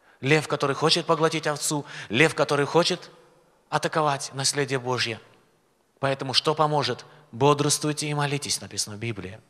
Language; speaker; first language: Russian; native; Russian